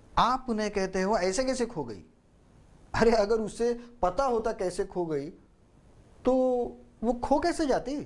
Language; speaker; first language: Hindi; native; Hindi